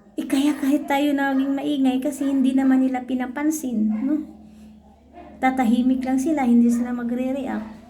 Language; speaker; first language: Filipino; native; Filipino